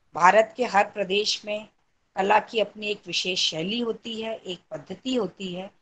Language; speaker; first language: Hindi; native; Hindi